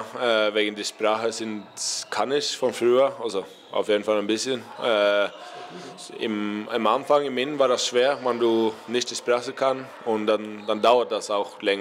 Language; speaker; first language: German; non-native, learner; Norwegian